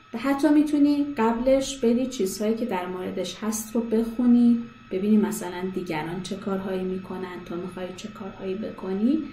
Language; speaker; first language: Persian; native; Persian